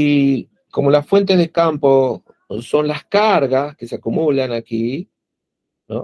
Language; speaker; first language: Spanish; native; Spanish